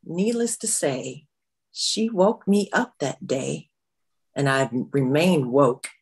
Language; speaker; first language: English; native; English